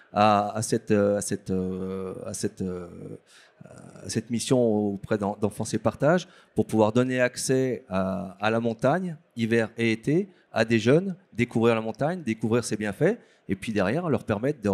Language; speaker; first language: French; native; French